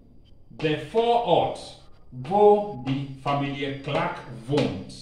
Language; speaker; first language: German; non-native, learner; Akan